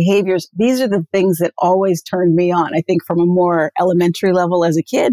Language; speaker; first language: English; native; English